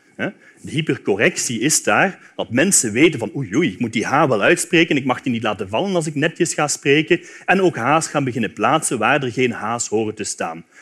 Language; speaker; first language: Dutch; native; Dutch